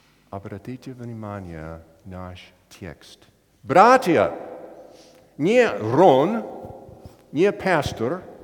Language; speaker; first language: Russian; non-native, learner; English